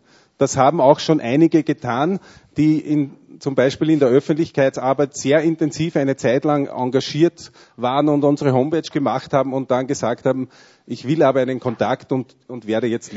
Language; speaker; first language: German; native; German